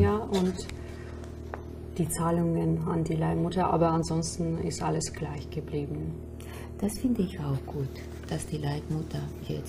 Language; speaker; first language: German; non-native, fluent; Russian